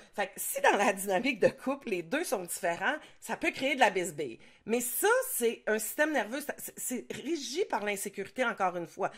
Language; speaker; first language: French; native; French